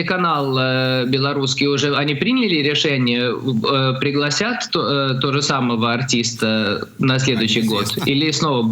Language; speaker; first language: Russian; early bilingual, heritage; Russian